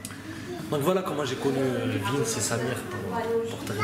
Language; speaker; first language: French; native; French